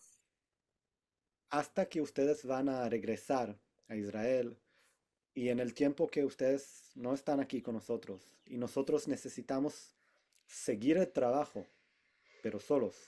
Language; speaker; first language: Spanish; non-native, fluent; Hebrew